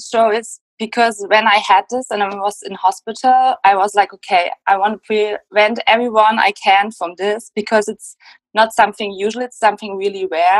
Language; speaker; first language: English; non-native, fluent; German